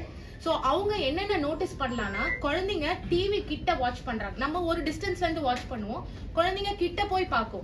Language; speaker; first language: Tamil; native; Tamil